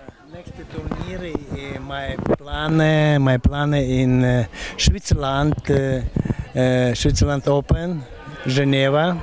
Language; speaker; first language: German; non-native, learner; Russian